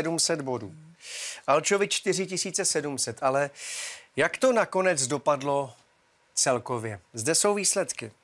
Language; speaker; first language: Czech; native; Czech